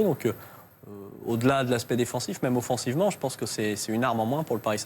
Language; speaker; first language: French; native; French